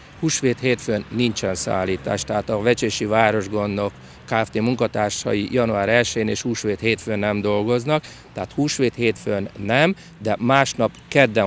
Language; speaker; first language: Hungarian; native; Hungarian